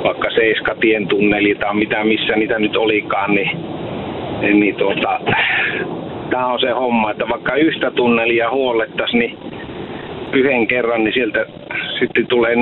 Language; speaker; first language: Finnish; native; Finnish